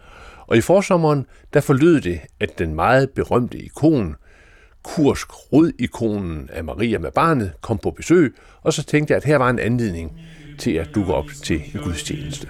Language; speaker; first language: Danish; native; Danish